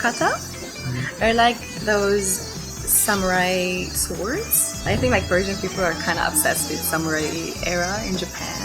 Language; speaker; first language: English; non-native, fluent; Persian